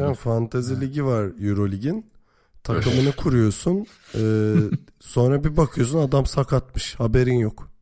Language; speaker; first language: Turkish; native; Turkish